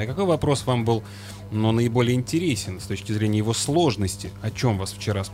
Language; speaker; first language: Russian; native; Russian